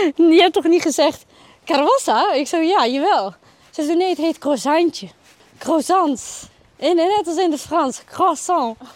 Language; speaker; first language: Dutch; early bilingual, other home language; Arabic